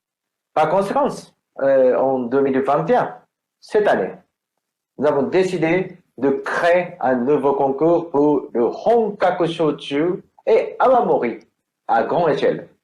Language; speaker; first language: French; non-native, learner; Japanese